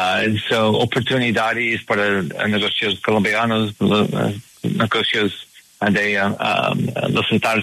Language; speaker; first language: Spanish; non-native, learner; English